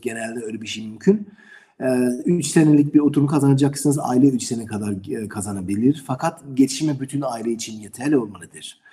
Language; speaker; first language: Turkish; non-native, learner; German